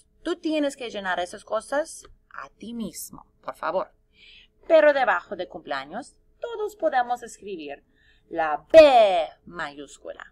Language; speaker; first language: Spanish; non-native, fluent; English